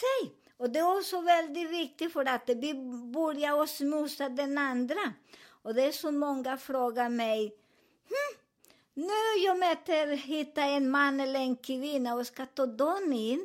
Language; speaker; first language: Swedish; non-native, learner; Spanish